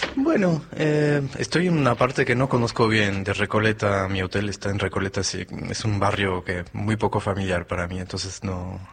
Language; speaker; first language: Spanish; non-native, fluent; French